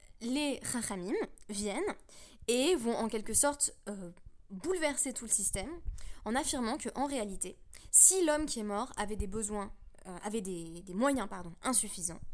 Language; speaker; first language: French; native; French